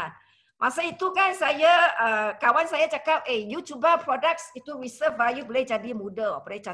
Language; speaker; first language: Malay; non-native, local second language; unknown